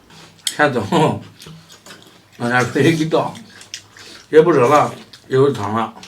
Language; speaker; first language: Chinese; native; Chinese